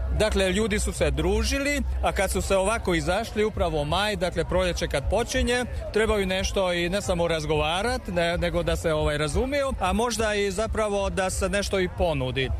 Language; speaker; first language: Serbian; non-native, fluent; Hungarian